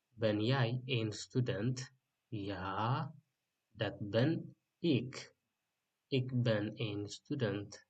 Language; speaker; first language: Dutch; non-native, learner; Tigrinya